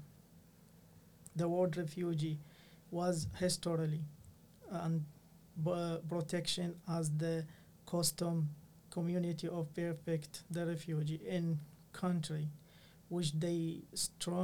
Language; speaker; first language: English; non-native, learner; Arabic